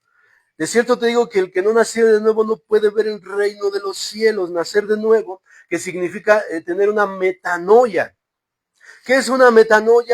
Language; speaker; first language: Spanish; native; Spanish